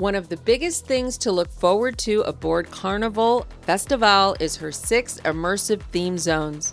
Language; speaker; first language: English; native; English